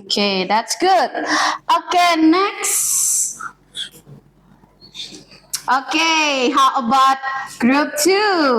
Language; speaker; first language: English; non-native, learner; Indonesian